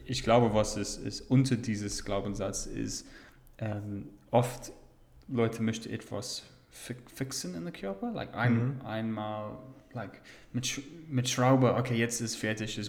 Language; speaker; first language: German; non-native, fluent; English